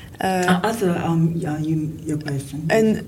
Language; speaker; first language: English; non-native, learner; Japanese